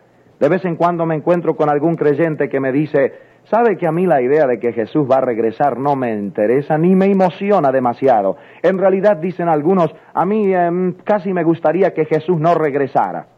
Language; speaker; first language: Spanish; native; Spanish